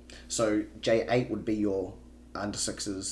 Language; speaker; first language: English; native; English